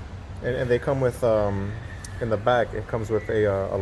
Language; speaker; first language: English; native; English